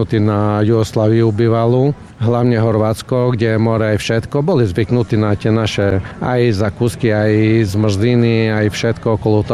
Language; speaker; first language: Slovak; non-native, fluent; Croatian